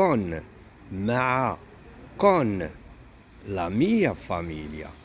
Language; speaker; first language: Italian; non-native, fluent; Arabic